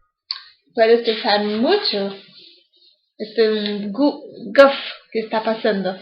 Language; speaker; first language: Spanish; non-native, learner; English